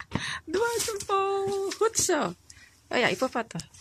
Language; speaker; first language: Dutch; non-native, learner; Indonesian